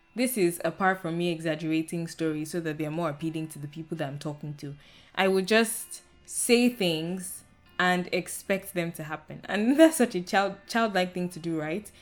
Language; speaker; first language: English; non-native, local second language; Yoruba